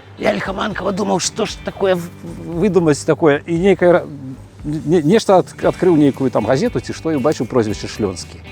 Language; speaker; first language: Belarusian; native; Belarusian